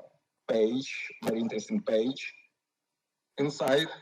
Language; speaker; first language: English; non-native, learner; Ukrainian